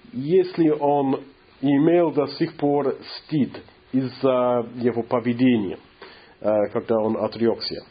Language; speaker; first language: Russian; non-native, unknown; English